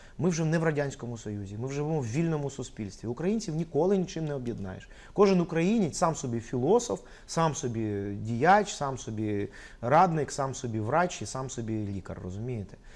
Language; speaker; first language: Ukrainian; non-native, local second language; Russian